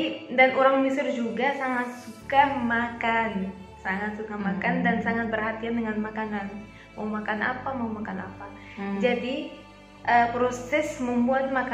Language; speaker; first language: Indonesian; non-native, fluent; Arabic